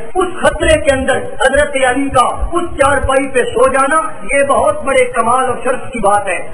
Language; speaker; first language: Urdu; non-native, local second language; Punjabi